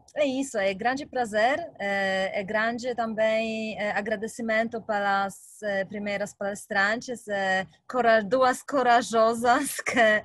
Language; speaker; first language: Portuguese; non-native, fluent; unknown